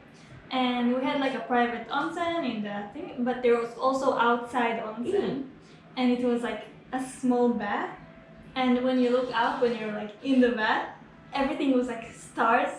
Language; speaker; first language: English; non-native, fluent; Hebrew